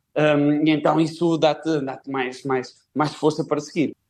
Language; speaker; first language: Portuguese; native; Portuguese